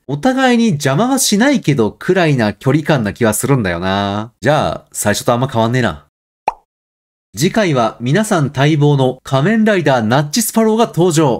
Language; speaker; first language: Japanese; native; Japanese